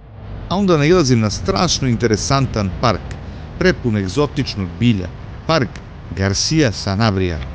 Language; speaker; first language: Serbian; native; Serbian